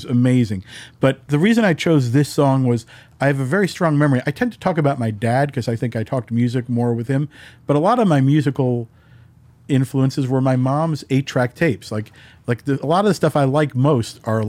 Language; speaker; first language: English; native; English